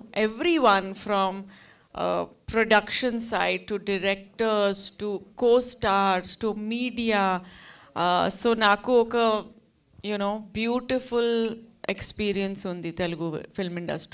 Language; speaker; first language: Telugu; non-native, learner; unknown